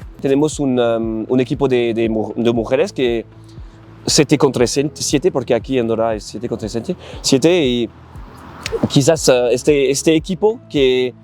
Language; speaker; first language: Spanish; non-native, learner; French